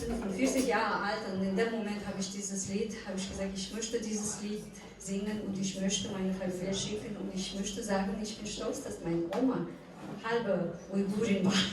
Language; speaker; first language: German; non-native, fluent; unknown